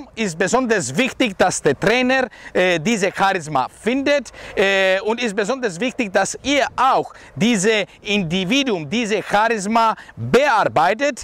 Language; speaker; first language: German; non-native, fluent; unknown